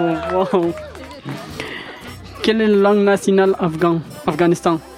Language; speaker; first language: French; non-native, learner; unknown